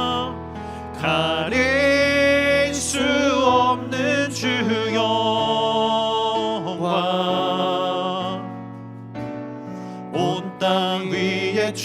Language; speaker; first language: Korean; native; Korean